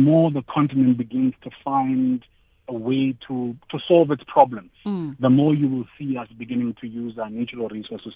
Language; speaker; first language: English; non-native, local second language; Tswana